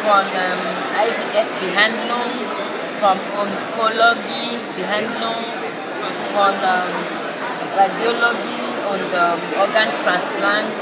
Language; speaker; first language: German; non-native, learner; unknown